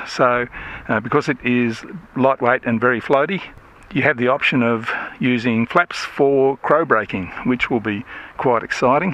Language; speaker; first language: English; native; English